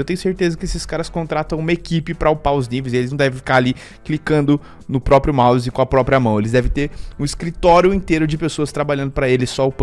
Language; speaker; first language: Portuguese; native; Portuguese